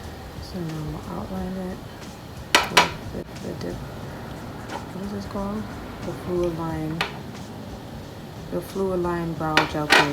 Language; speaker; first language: English; native; English